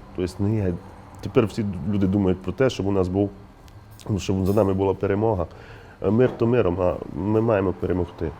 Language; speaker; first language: Ukrainian; native; Ukrainian